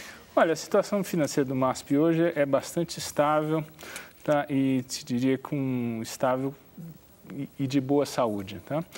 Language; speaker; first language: Portuguese; native; Portuguese